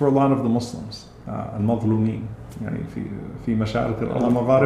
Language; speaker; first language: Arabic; early bilingual, heritage; English